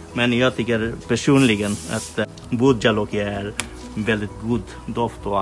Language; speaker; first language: Swedish; non-native, fluent; Bangla